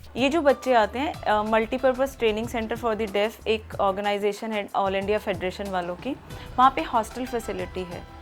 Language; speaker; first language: Hindi; native; Hindi